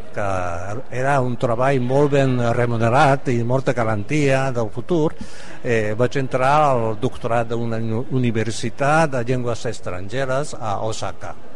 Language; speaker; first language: Catalan; non-native, fluent; Japanese